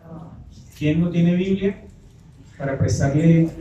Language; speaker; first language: Spanish; native; Spanish